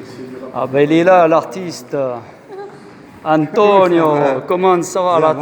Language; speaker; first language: French; native; French